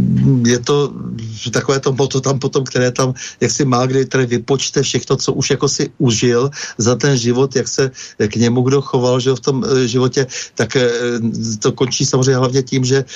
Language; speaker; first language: Czech; native; Czech